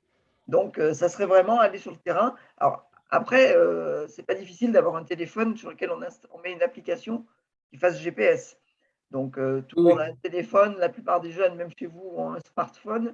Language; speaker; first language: French; native; French